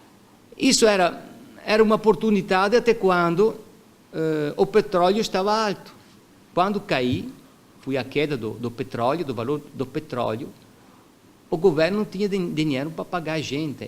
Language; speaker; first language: Portuguese; non-native, fluent; Italian